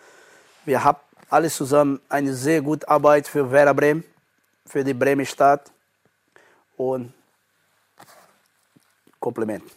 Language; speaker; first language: German; non-native, learner; Portuguese